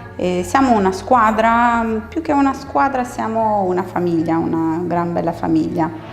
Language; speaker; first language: Italian; non-native, fluent; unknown